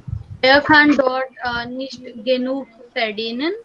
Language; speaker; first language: German; non-native, learner; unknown